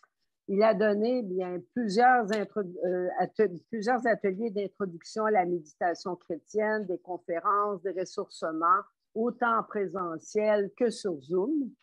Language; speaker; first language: French; native; French